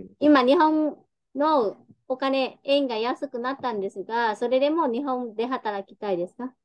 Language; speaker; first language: Japanese; non-native, fluent; Vietnamese